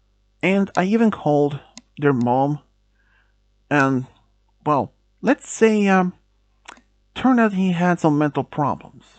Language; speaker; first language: English; non-native, fluent; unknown